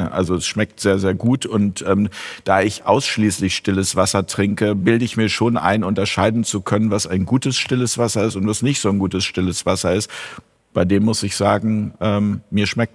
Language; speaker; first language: German; native; German